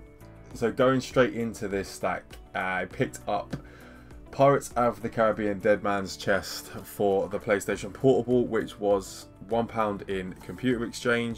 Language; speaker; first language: English; native; English